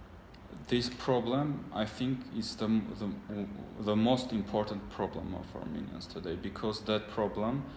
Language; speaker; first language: English; non-native, learner; Armenian